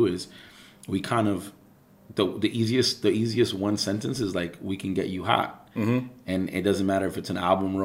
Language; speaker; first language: English; native; English